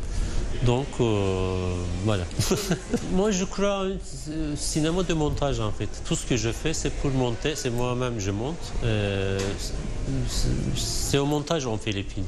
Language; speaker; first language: French; non-native, fluent; Turkish